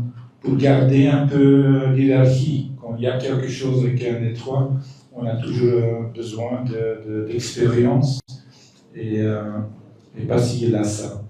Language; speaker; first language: French; non-native, local second language; Dutch